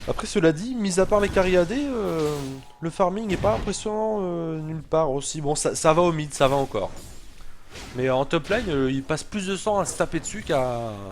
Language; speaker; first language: French; native; French